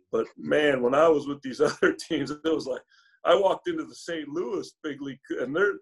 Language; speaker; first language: English; native; English